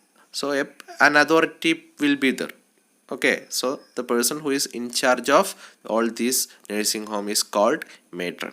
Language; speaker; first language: English; non-native, local second language; Malayalam